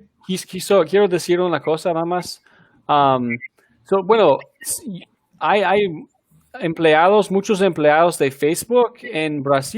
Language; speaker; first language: Spanish; non-native, fluent; English